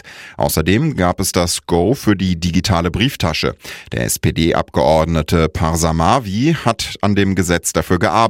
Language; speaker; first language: German; native; German